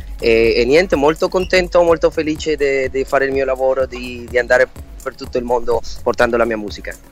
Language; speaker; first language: Italian; non-native, fluent; Spanish